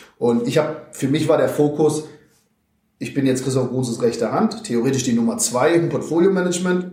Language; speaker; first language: German; native; German